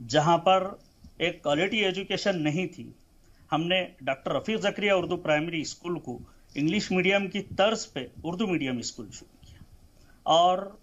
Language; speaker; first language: Hindi; non-native, local second language; Urdu